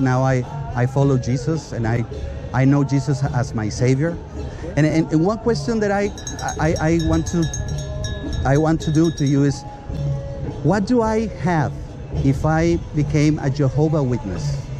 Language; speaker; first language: English; non-native, fluent; Spanish